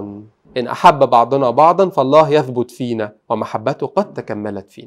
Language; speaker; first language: Arabic; native; Arabic